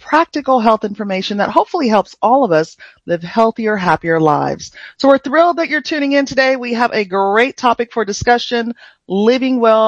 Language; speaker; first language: English; native; English